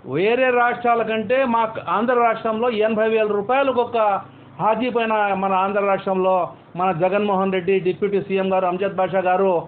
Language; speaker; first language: Telugu; non-native, local second language; Urdu